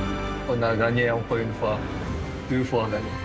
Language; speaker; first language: French; non-native, learner; Japanese